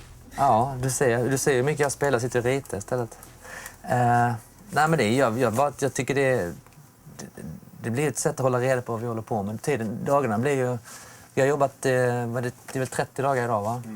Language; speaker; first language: Swedish; native; Swedish